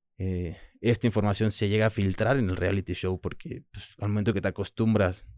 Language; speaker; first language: Spanish; early bilingual, other home language; French